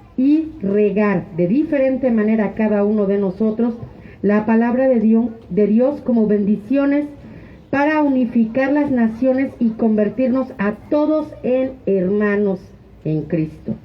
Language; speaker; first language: Spanish; native; Spanish